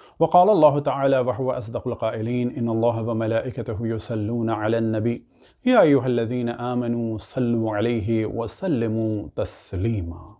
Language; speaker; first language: Urdu; native; Urdu